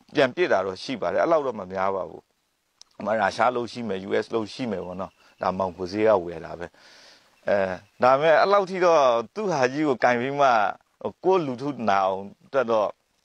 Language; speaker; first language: Burmese; native; Burmese